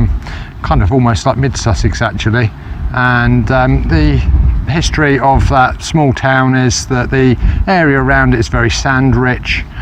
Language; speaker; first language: English; native; English